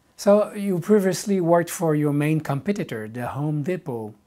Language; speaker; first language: English; non-native, fluent; French